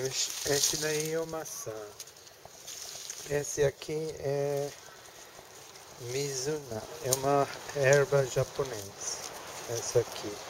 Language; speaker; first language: Portuguese; non-native, learner; English